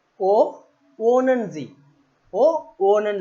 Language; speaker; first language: German; non-native, learner; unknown